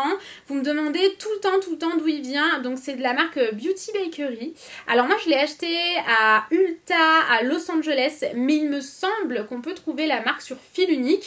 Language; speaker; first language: French; native; French